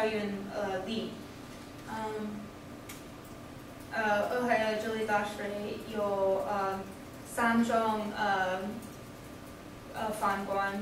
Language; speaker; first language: Chinese; non-native, learner; English